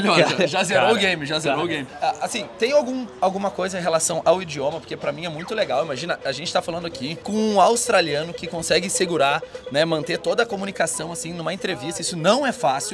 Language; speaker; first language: Portuguese; native; Portuguese